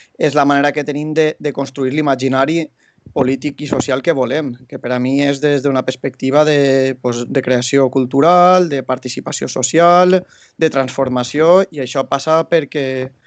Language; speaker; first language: Catalan; native; Catalan